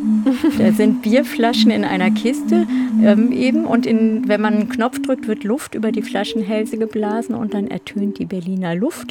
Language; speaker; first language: German; native; German